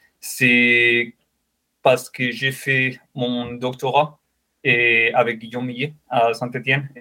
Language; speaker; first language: French; non-native, fluent; Spanish